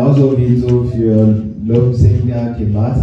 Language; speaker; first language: German; non-native, learner; French